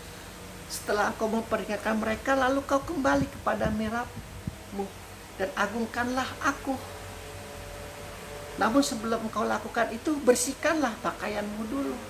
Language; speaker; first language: Indonesian; native; Indonesian